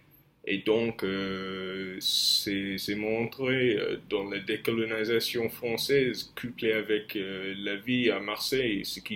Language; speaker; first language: French; non-native, fluent; English